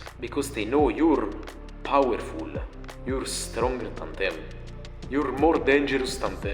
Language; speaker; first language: English; non-native, fluent; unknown